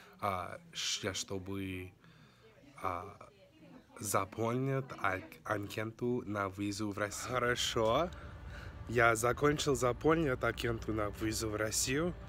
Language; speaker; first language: Russian; non-native, learner; English